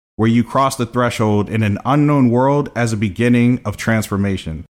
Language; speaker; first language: English; native; English